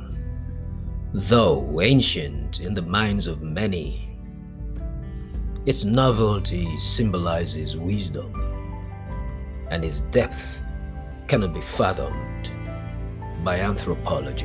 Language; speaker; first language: English; non-native, local second language; Esan